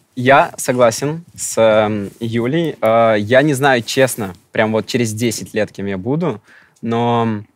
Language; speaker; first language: Russian; native; Russian